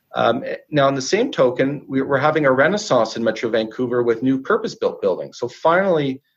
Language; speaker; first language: English; native; English